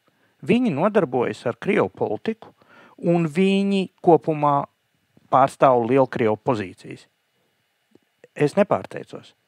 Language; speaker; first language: Latvian; native; Latvian